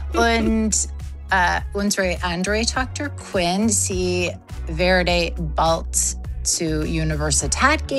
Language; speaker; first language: German; non-native, learner; English